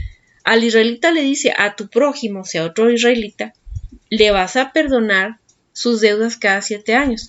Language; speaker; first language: Spanish; native; Spanish